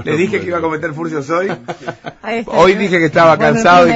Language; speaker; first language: Spanish; native; Spanish